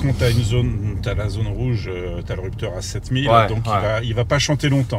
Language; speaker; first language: French; native; French